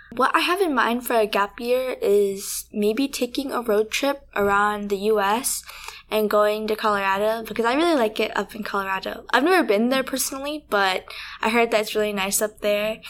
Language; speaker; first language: English; early bilingual, other home language; Vietnamese